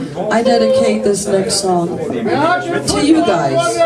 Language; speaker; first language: English; native; English